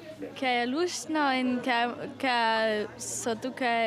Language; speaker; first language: Slovenian; non-native, local second language; German